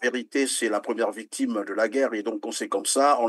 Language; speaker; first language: French; native; French